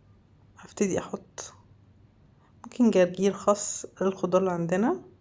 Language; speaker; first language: Arabic; native; Arabic